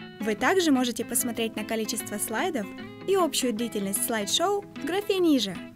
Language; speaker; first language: Russian; native; Russian